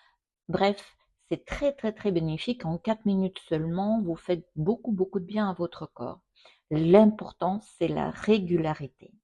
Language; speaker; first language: French; non-native, fluent; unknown